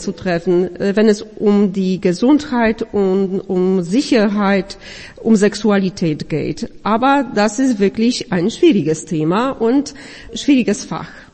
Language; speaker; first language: German; non-native, fluent; Polish